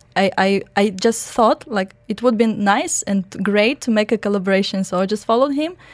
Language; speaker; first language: English; non-native, fluent; Russian